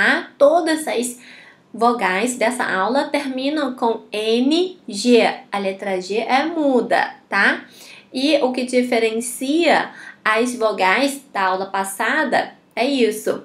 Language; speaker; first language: Portuguese; non-native, fluent; Chinese